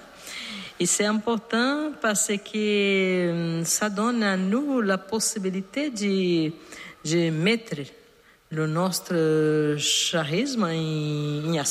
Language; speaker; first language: French; non-native, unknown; Portuguese